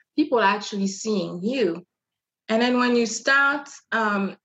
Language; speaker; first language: English; non-native, fluent; French